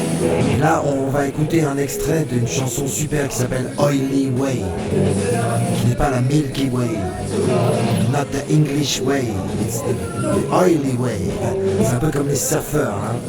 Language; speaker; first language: French; native; French